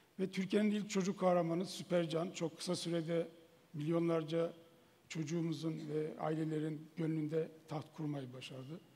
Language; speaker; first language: Turkish; native; Turkish